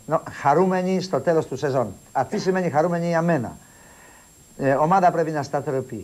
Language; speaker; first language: Greek; non-native, fluent; Polish